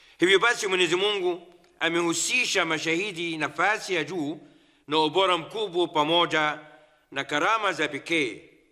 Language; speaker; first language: Swahili; non-native, fluent; Arabic